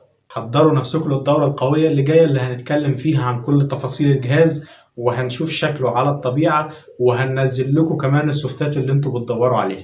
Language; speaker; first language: Arabic; native; Arabic